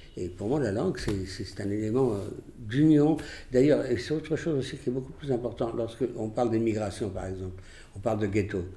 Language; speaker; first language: French; early bilingual, other home language; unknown